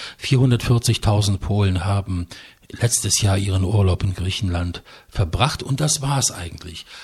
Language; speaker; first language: German; non-native, fluent; Polish